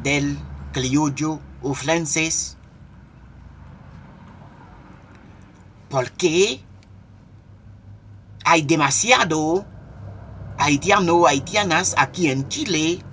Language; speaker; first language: Spanish; non-native, local second language; Haitian Creole